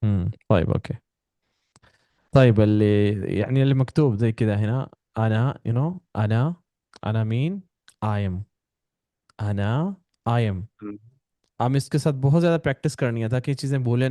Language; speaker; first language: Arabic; non-native, fluent; Urdu